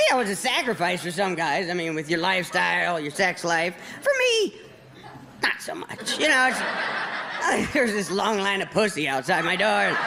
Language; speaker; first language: English; native; English